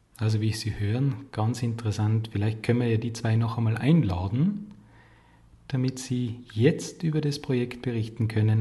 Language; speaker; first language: German; native; German